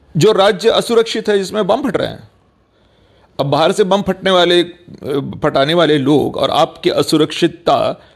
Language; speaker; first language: Hindi; non-native, local second language; Marathi